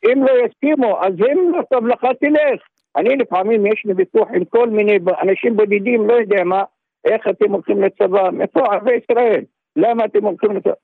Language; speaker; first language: Hebrew; non-native, local second language; Arabic